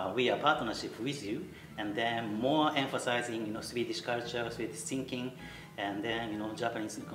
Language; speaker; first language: English; non-native, fluent; Japanese